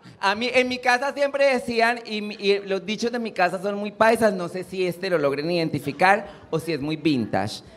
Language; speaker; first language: Spanish; native; Spanish